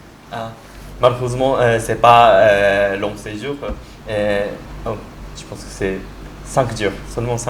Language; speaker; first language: French; non-native, learner; Japanese